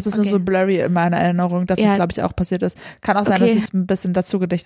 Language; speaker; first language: German; native; German